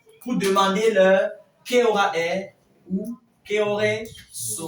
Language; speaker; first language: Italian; non-native, fluent; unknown